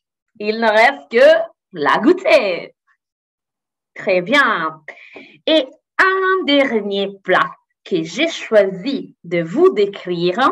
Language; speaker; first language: French; non-native, fluent; Italian